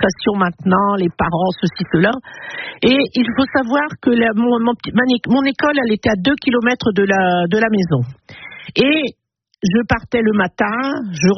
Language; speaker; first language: French; native; French